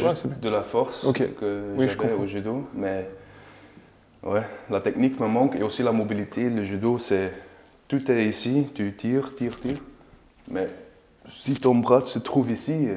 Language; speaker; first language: French; non-native, learner; Dutch